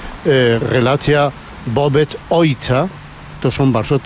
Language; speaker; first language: Polish; non-native, learner; Spanish